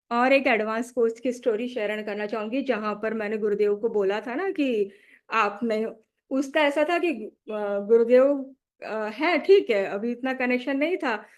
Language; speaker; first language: Hindi; non-native, local second language; Marathi